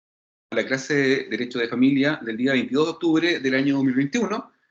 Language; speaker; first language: Spanish; native; Spanish